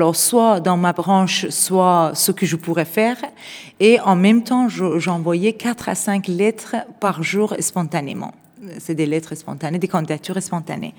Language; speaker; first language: French; non-native, fluent; Persian